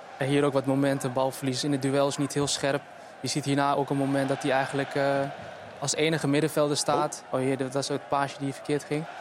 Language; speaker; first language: Dutch; early bilingual, other home language; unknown